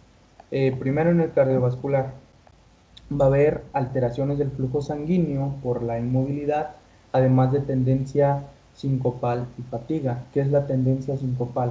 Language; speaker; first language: Spanish; native; Spanish